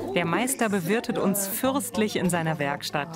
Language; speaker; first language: German; native; German